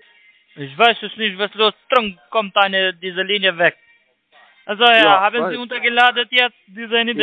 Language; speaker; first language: German; non-native, learner; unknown